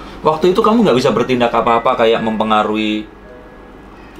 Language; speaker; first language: Indonesian; native; Indonesian